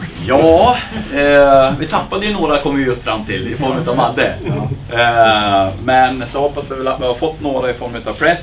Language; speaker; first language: Swedish; native; Swedish